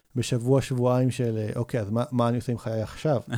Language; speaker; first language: Hebrew; native; Hebrew